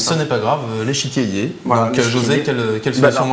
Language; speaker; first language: French; native; French